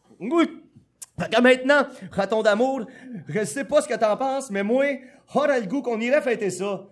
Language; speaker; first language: French; native; French